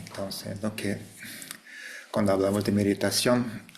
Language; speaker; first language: Spanish; non-native, fluent; Portuguese